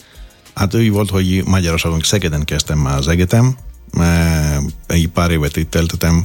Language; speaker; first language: Hungarian; non-native, fluent; Greek